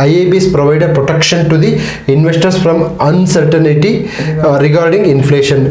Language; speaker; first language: English; non-native, local second language; Kannada